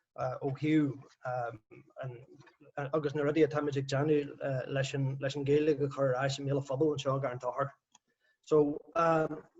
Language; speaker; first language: Irish; non-native, local second language; English